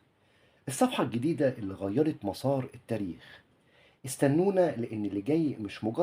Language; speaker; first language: Arabic; native; Arabic